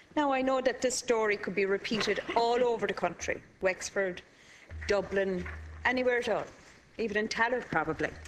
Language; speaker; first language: English; native; English